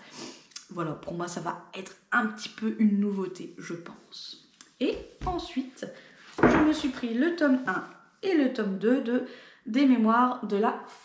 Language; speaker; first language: French; native; French